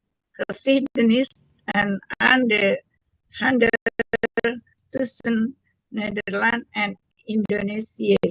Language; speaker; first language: Dutch; non-native, learner; Indonesian